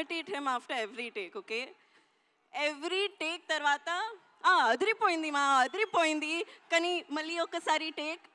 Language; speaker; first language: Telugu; non-native, learner; Hindi